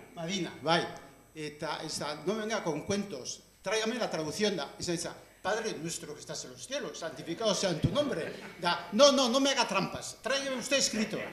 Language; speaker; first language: Spanish; non-native, local second language; Basque